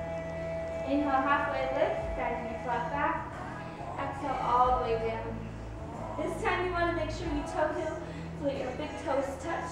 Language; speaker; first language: English; native; English